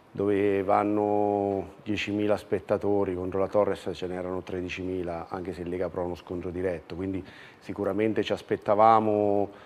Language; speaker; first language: Italian; native; Italian